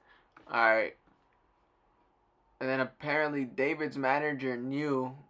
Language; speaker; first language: English; native; English